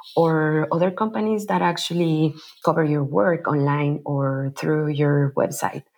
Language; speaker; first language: English; non-native, fluent; Spanish